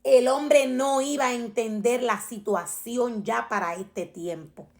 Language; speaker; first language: Spanish; native; Spanish